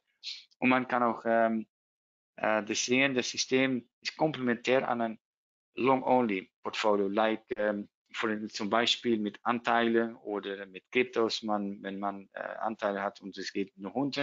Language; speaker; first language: German; non-native, learner; Dutch